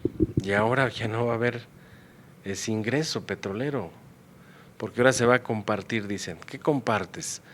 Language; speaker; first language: Spanish; native; Spanish